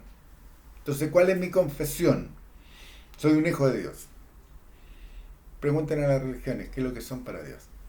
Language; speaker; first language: Spanish; native; Spanish